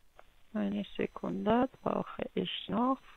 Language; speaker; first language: German; non-native, fluent; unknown